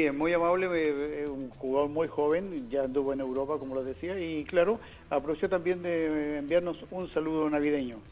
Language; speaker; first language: Spanish; native; Spanish